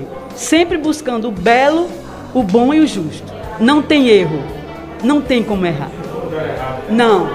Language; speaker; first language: Portuguese; native; Portuguese